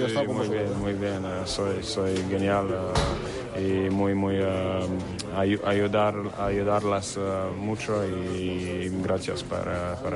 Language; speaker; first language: Spanish; non-native, learner; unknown